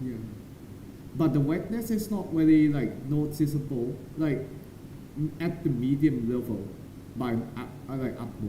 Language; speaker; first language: English; non-native, learner; Thai